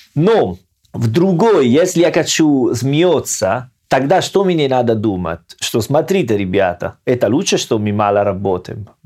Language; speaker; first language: Russian; non-native, learner; Italian